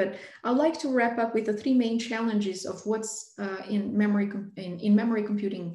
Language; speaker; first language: English; non-native, fluent; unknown